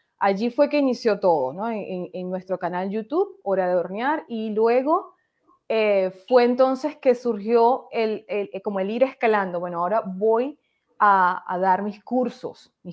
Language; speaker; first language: Spanish; native; Spanish